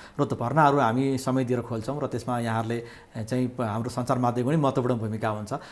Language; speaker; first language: Nepali; native; Nepali